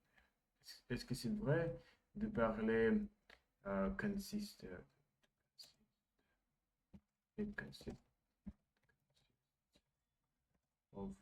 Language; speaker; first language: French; non-native, learner; Russian